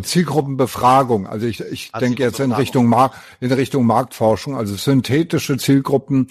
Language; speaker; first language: German; native; German